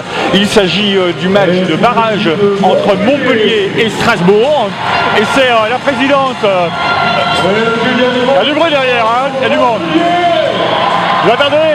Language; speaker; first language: French; native; French